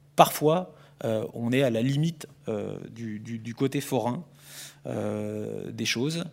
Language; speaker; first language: French; native; French